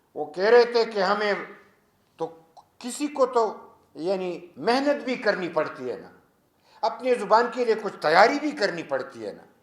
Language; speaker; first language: Urdu; non-native, local second language; Pashto